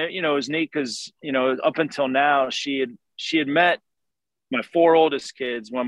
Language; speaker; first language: English; native; English